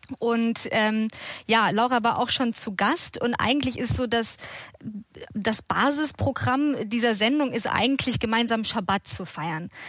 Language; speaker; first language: German; native; German